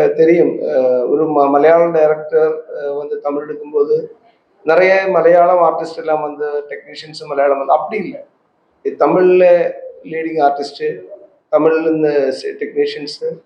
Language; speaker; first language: Tamil; non-native, learner; Malayalam